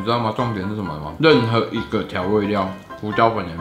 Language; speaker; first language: Chinese; native; Chinese